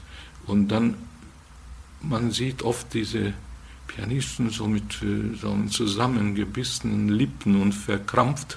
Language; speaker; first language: German; non-native, fluent; Hungarian